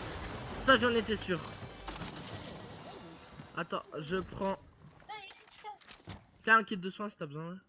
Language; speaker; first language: French; native; French